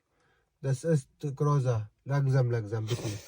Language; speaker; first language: German; non-native, learner; Arabic